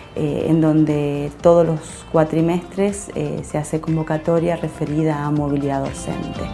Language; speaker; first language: Spanish; native; Spanish